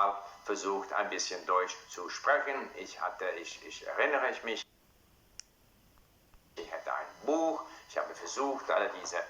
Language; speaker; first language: German; non-native, fluent; English